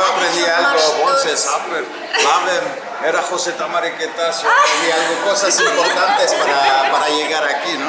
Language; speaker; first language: Spanish; non-native, learner; English